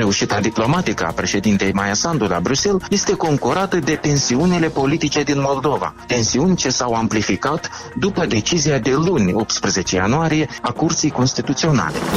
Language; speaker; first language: Romanian; native; Romanian